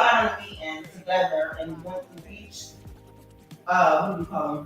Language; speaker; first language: English; native; English